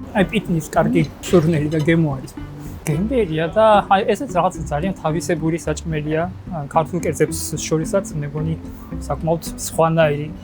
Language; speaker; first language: Georgian; non-native, fluent; Japanese